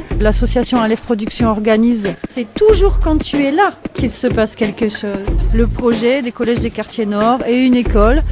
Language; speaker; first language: French; native; French